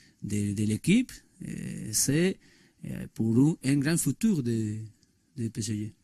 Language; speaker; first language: French; non-native, learner; Spanish